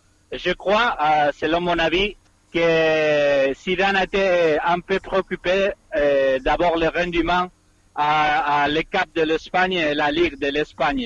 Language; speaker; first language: French; non-native, fluent; Spanish